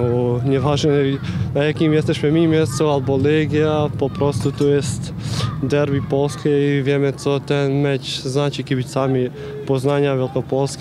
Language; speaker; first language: Polish; non-native, fluent; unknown